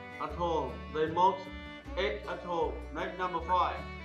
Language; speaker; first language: English; non-native, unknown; Vietnamese